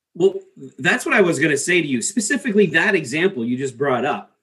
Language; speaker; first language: English; native; English